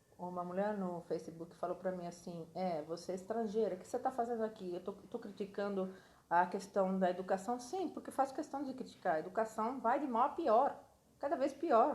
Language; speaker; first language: Portuguese; non-native, fluent; Spanish